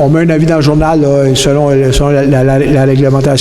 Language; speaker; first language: French; native; French